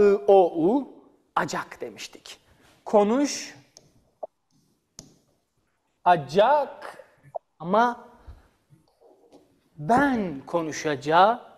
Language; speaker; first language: Turkish; non-native, learner; Ukrainian